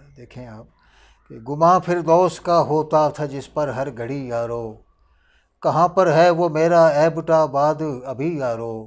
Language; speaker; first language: Urdu; non-native, local second language; Northern Hindko